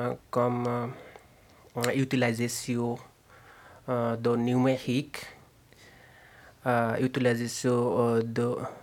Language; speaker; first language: French; non-native, learner; Bangla